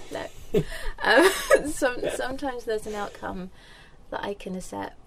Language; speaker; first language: English; native; English